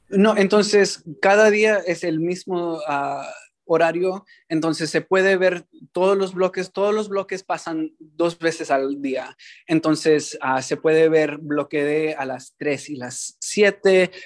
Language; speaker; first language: Spanish; early bilingual, heritage; Spanish